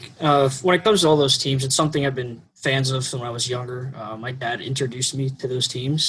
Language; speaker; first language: English; native; English